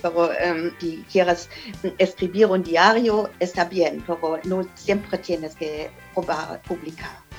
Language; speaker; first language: Spanish; non-native, learner; German